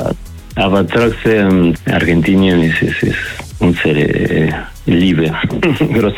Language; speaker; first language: German; non-native, learner; Spanish